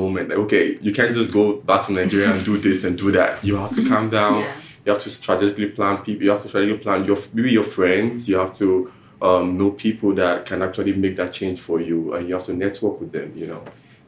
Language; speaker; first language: English; non-native, local second language; Yoruba